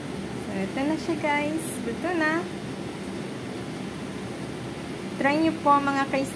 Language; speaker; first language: Filipino; native; Filipino